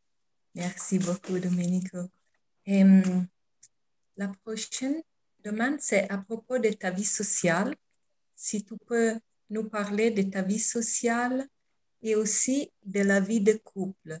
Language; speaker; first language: French; non-native, fluent; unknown